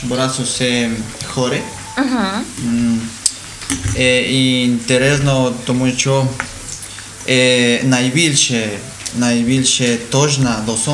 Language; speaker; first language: Ukrainian; non-native, learner; Spanish